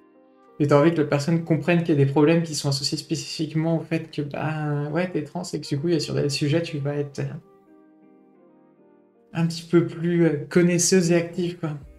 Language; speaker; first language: French; native; French